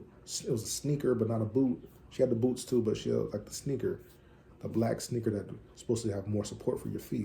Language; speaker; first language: English; native; English